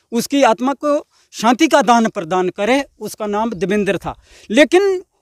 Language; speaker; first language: Hindi; non-native, local second language; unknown